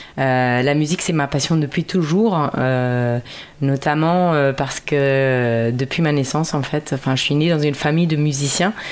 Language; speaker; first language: French; non-native, fluent; German